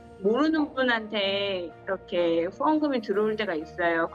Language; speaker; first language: Korean; native; Korean